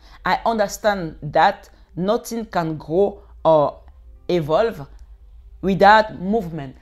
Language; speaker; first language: English; non-native, learner; French